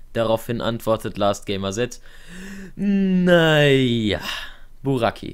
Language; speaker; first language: German; native; German